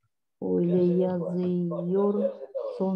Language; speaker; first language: Turkish; non-native, learner; Kyrgyz